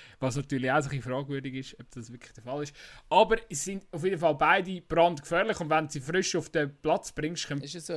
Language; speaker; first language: German; native; German